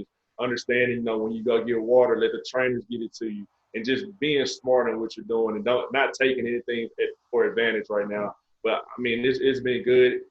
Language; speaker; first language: English; native; English